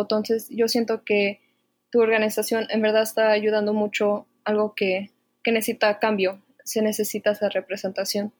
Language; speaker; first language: Spanish; early bilingual, heritage; Spanish